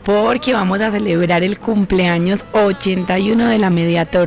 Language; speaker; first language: Spanish; native; Spanish